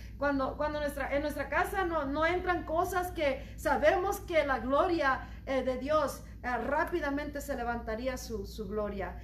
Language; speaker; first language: Spanish; early bilingual, heritage; Spanish